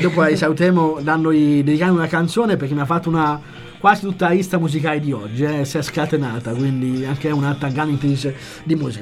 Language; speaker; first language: Italian; native; Italian